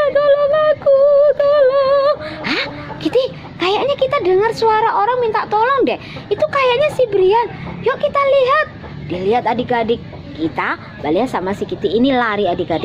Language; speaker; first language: Indonesian; non-native, local second language; Javanese